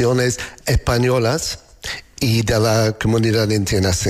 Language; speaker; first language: Spanish; non-native, learner; English